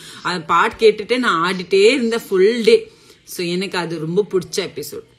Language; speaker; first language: Tamil; non-native, local second language; Assamese